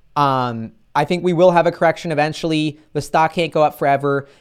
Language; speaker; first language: English; native; English